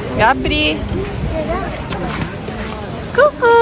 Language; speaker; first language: Italian; native; Italian